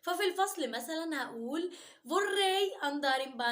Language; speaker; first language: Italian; non-native, fluent; Arabic